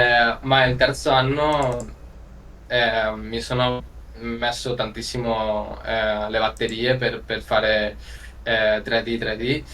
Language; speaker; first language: Italian; non-native, learner; Spanish